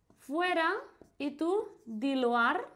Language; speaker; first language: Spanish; non-native, fluent; Indonesian